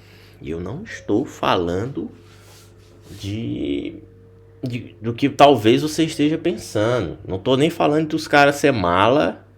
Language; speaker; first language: Portuguese; native; Portuguese